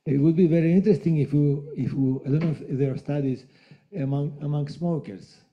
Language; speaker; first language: English; non-native, fluent; Greek